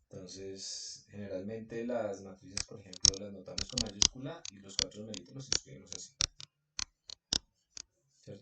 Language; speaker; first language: Spanish; native; Spanish